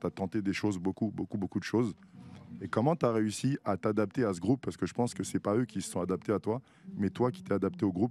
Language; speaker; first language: French; native; French